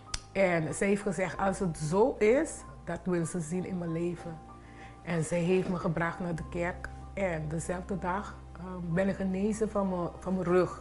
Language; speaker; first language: Dutch; non-native, local second language; Papiamento